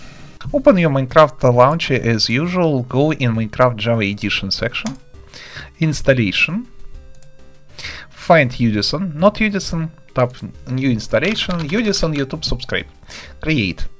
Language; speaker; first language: English; non-native, learner; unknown